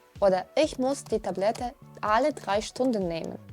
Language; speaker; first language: German; non-native, fluent; Ukrainian